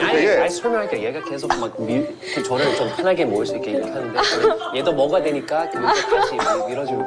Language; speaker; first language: Korean; non-native, fluent; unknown